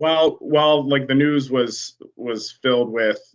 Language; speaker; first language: English; native; English